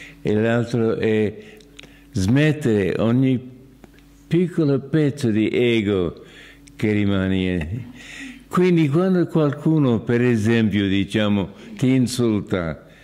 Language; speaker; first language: Italian; non-native, fluent; English